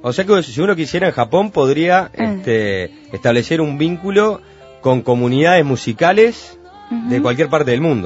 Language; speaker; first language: Spanish; native; Spanish